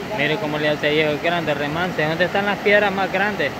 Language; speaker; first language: Spanish; native; Spanish